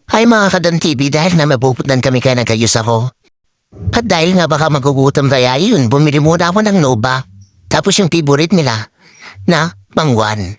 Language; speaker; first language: Filipino; non-native, local second language; Iloko